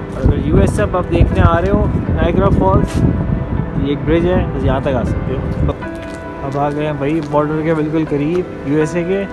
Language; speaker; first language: Urdu; native; Urdu